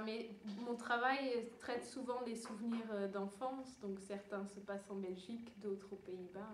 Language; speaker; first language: French; early bilingual, other home language; Dutch